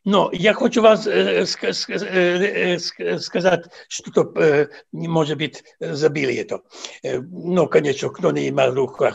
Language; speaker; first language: Russian; non-native, fluent; Serbian